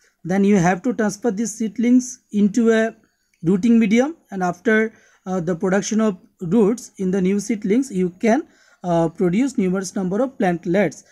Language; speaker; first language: English; non-native, local second language; Bangla